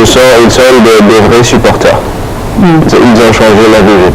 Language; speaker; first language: French; non-native, fluent; Arabic